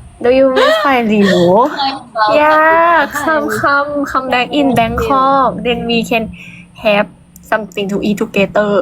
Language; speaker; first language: English; non-native, learner; Thai